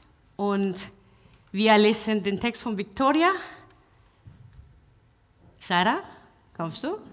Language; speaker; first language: German; non-native, fluent; Spanish